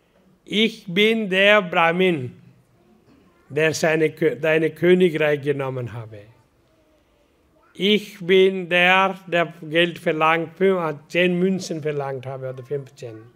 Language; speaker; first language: German; non-native, learner; Hindi